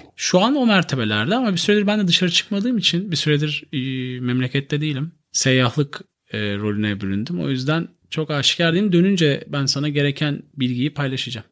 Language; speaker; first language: Turkish; native; Turkish